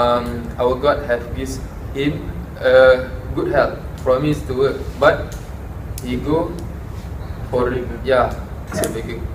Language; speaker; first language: English; non-native, local second language; Malay